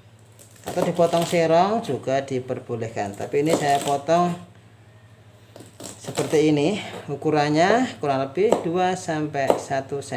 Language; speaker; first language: Indonesian; native; Indonesian